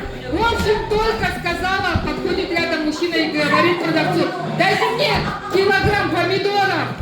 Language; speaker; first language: Russian; native; Russian